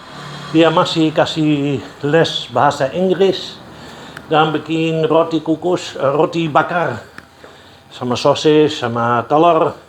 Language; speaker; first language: Indonesian; non-native, fluent; Dutch